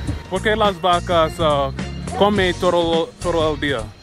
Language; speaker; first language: Spanish; non-native, learner; English